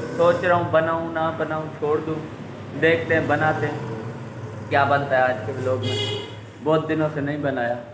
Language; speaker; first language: Urdu; non-native, local second language; Punjabi